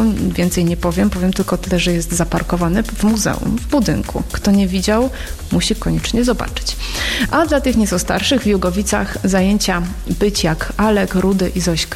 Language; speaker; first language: Polish; native; Polish